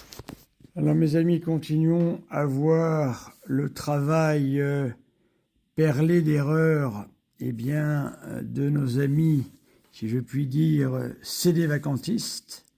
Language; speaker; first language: French; native; French